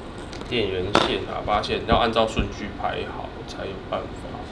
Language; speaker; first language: Chinese; native; Chinese